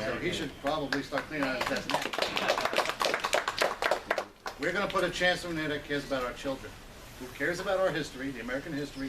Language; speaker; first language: English; native; English